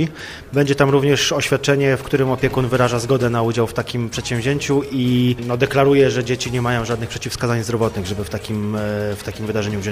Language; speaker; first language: Polish; native; Polish